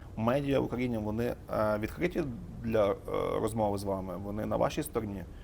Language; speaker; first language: Ukrainian; native; Ukrainian